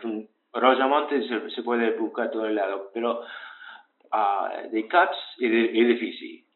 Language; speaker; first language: Spanish; early bilingual, heritage; English